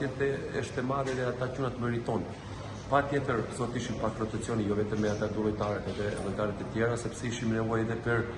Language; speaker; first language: Albanian; non-native, learner; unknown